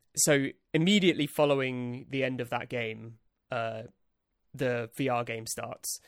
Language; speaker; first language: English; native; English